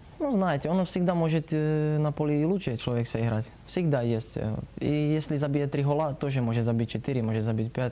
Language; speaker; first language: Russian; non-native, learner; Slovak